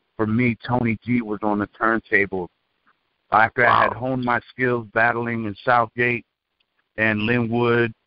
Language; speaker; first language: English; native; English